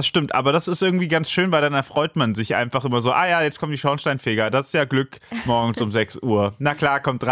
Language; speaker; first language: German; native; German